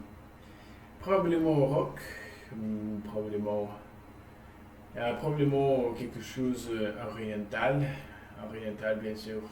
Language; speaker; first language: French; non-native, learner; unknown